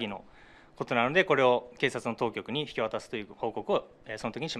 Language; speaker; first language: Japanese; native; Japanese